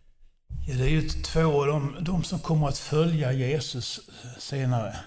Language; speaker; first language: Swedish; non-native, fluent; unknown